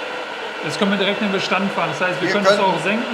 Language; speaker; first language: German; native; German